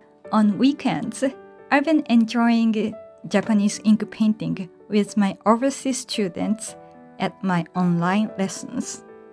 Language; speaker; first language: English; non-native, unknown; Japanese